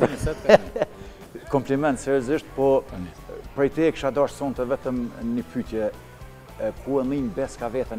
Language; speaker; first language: Albanian; native; Albanian